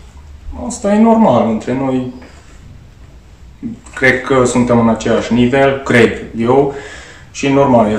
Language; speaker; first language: Romanian; non-native, local second language; Hungarian